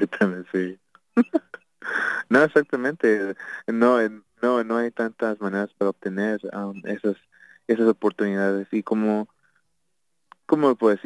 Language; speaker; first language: Spanish; early bilingual, heritage; Spanish